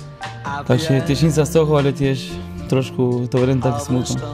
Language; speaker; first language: Slovak; non-native, fluent; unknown